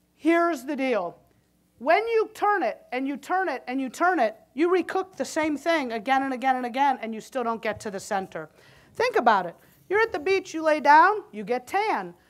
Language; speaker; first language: English; native; English